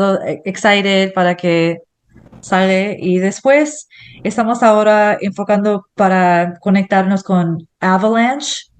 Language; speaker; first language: Spanish; non-native, fluent; English